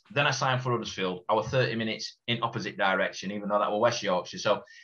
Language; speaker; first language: English; native; English